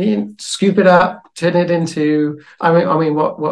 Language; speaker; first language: English; native; English